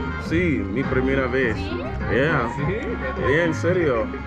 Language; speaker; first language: Spanish; non-native, learner; English